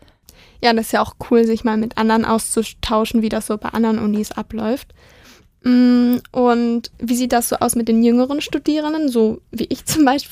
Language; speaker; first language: German; native; German